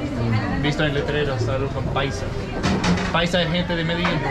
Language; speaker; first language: Spanish; non-native, fluent; Danish